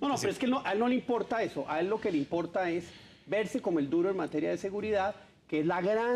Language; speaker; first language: Spanish; native; Spanish